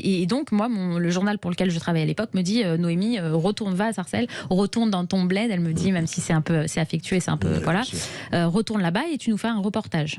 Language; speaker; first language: French; native; French